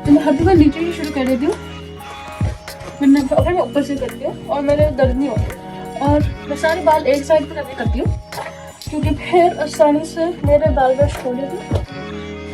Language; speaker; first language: Hindi; early bilingual, heritage; Hindi